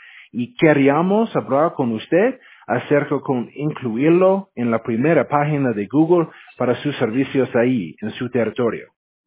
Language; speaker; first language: Spanish; non-native, fluent; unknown